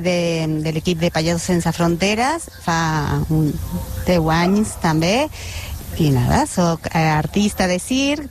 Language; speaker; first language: Catalan; non-native, learner; Spanish